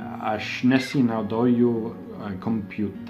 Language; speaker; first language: Lithuanian; non-native, learner; English